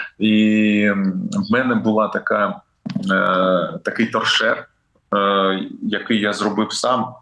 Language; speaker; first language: Ukrainian; non-native, local second language; Russian